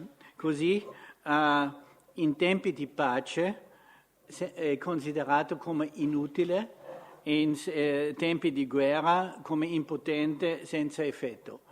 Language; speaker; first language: Italian; non-native, fluent; German